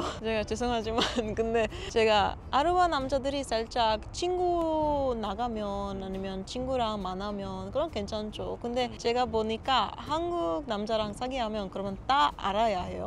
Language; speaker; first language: Korean; non-native, learner; Papiamento